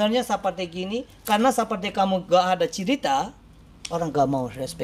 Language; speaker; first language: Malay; non-native, learner; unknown